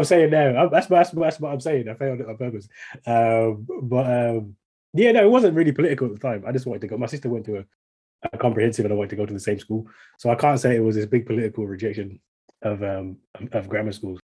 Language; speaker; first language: English; native; English